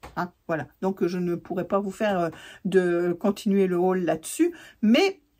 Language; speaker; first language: French; native; French